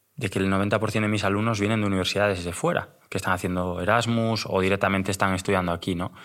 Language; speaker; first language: Spanish; native; Spanish